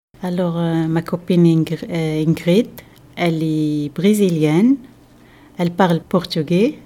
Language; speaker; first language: French; non-native, learner; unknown